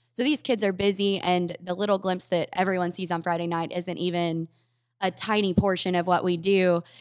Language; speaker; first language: English; native; English